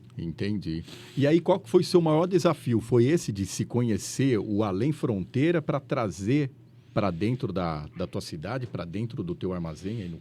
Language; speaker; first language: Portuguese; native; Portuguese